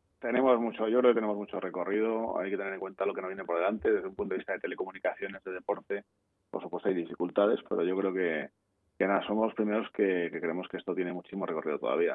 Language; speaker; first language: Spanish; native; Spanish